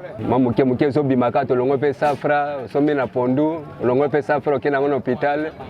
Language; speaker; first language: Lingala; non-native, local second language; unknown